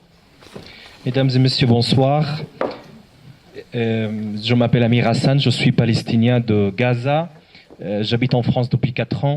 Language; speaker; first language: French; non-native, local second language; Arabic